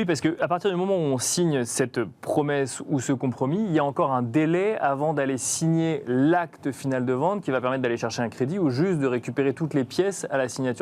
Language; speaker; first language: French; native; French